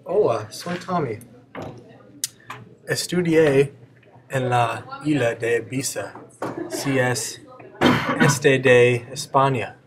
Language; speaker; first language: Spanish; non-native, learner; English